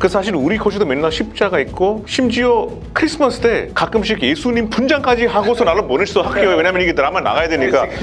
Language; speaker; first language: Korean; non-native, fluent; Hindi